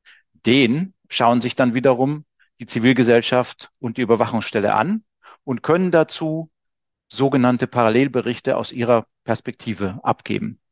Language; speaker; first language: German; native; German